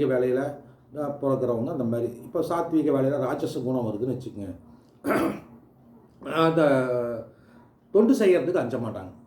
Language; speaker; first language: Tamil; native; Tamil